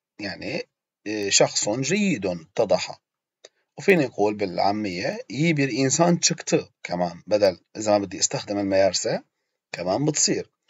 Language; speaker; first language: Arabic; non-native, fluent; Turkish